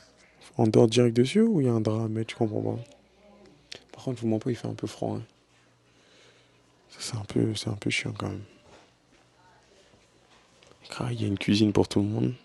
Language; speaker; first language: French; native; French